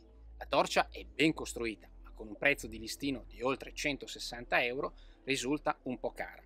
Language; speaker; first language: Italian; native; Italian